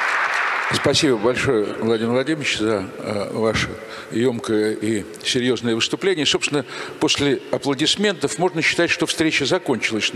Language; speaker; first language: Russian; native; Russian